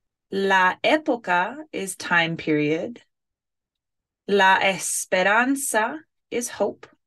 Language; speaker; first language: English; native; English